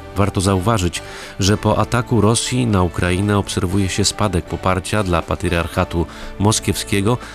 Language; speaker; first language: Polish; native; Polish